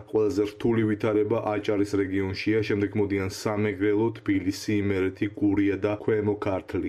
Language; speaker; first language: Georgian; native; Georgian